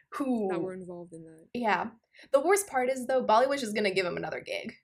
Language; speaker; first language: English; non-native, local second language; Punjabi